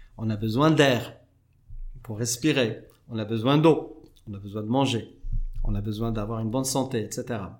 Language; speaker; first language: French; non-native, local second language; Arabic